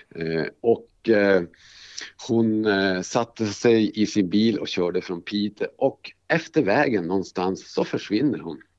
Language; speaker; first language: Swedish; native; Swedish